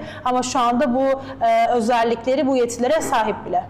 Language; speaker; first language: Turkish; native; Turkish